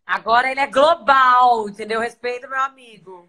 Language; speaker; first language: Portuguese; native; Portuguese